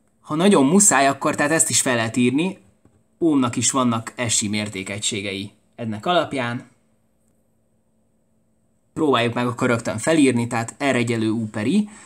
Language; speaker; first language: Hungarian; native; Hungarian